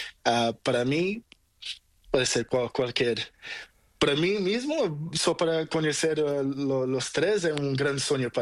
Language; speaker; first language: Spanish; non-native, learner; Portuguese